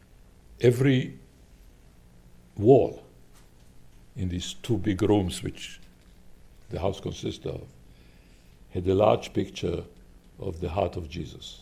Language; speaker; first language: English; non-native, fluent; Slovak